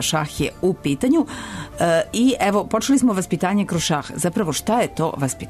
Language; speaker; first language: Serbian; native; Serbian